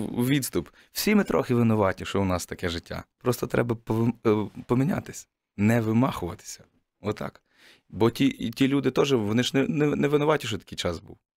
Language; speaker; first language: Ukrainian; native; Ukrainian